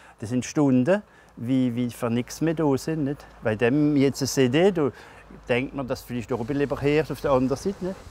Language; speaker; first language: German; non-native, local second language; French